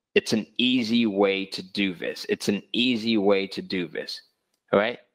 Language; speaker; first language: English; native; English